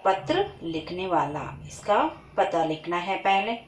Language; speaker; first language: Hindi; non-native, local second language; Kannada